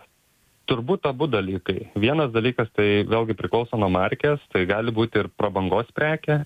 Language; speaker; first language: Lithuanian; native; Lithuanian